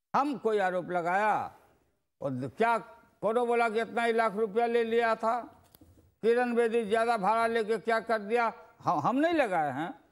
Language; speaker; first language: Hindi; native; Hindi